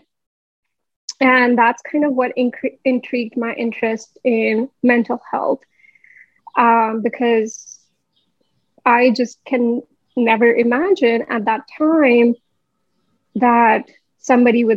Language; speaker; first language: English; non-native, local second language; Hindi